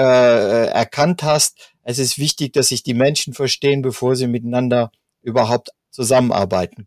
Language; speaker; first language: German; native; German